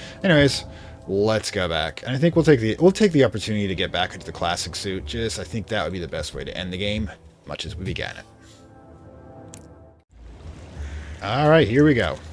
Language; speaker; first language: English; native; English